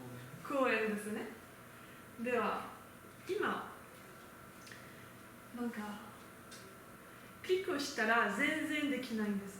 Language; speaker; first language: Japanese; non-native, learner; French